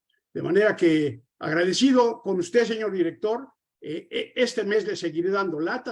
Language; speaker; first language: Spanish; native; Spanish